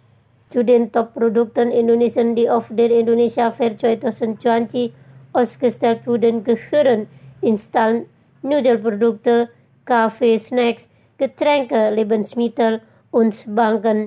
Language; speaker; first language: German; non-native, fluent; Indonesian